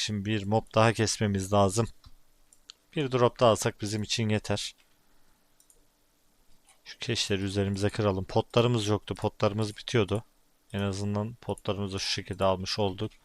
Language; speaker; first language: Turkish; native; Turkish